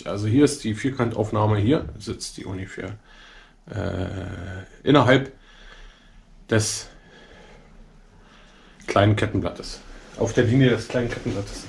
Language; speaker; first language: German; native; German